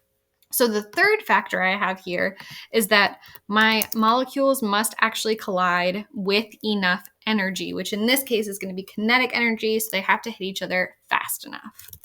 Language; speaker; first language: English; native; English